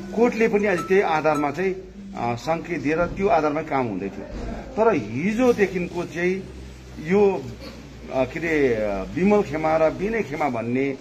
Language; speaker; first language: Nepali; native; Nepali